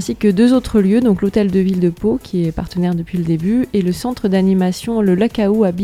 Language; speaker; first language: French; native; French